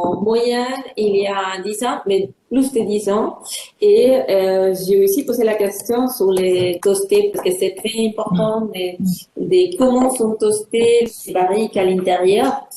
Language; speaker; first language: French; non-native, fluent; Spanish